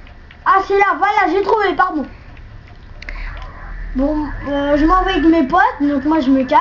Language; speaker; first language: French; native; French